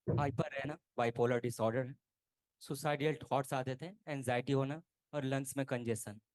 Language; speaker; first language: Hindi; native; Hindi